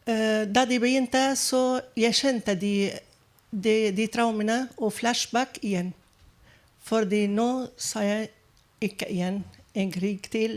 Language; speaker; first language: Norwegian; non-native, fluent; Arabic